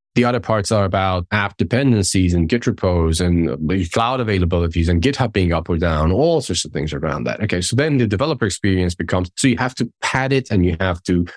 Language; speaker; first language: English; non-native, fluent; Persian